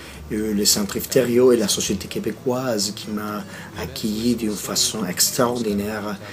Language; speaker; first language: French; non-native, fluent; Spanish